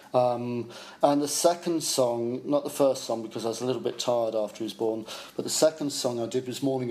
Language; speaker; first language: English; native; English